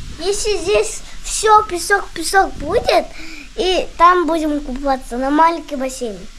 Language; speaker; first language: Russian; non-native, local second language; Kazakh